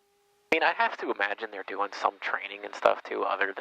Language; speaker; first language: English; native; English